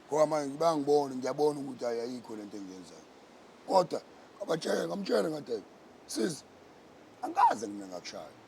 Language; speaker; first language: Zulu; native; Zulu